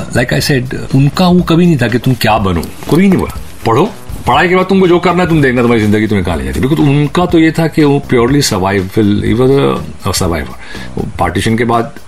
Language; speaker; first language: Hindi; native; Hindi